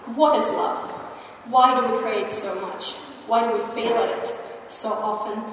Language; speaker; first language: English; non-native, fluent; Russian